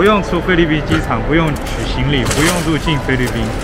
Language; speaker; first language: Chinese; native; Chinese